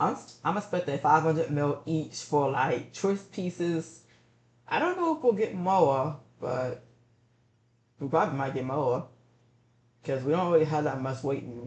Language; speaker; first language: English; native; English